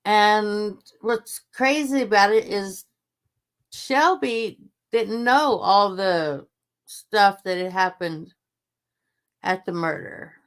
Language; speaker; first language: English; native; English